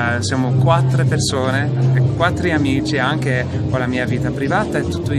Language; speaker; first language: Italian; non-native, fluent; French